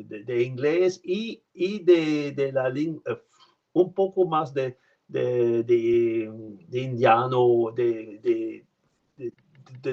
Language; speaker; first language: Spanish; non-native, learner; French